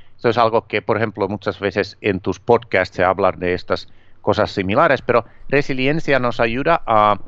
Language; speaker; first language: Spanish; non-native, fluent; Finnish